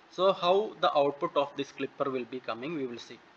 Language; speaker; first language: English; non-native, local second language; Malayalam